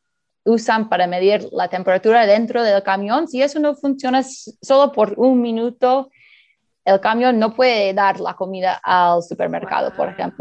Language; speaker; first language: Spanish; early bilingual, heritage; Spanish